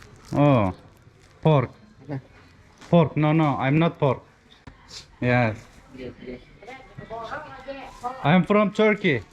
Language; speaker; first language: English; non-native, learner; Turkish